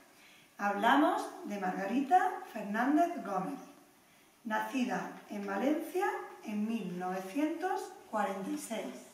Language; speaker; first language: Spanish; native; Spanish